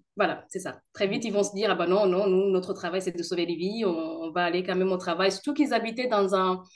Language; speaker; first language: French; non-native, local second language; Kinyarwanda